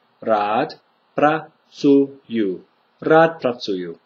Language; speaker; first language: Czech; non-native, fluent; English